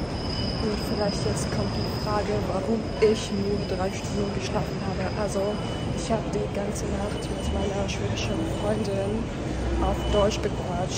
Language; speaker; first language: German; non-native, fluent; Turkish